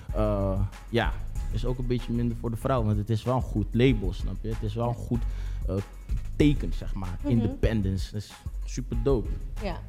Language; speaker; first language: Dutch; native; Dutch